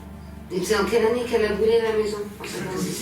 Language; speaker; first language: French; native; French